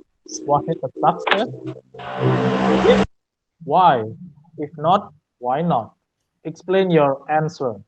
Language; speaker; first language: English; non-native, learner; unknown